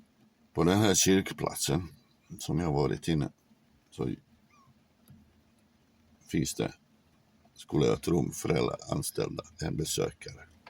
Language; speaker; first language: Swedish; non-native, fluent; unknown